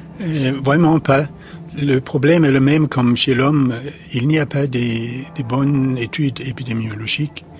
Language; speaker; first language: French; non-native, fluent; Danish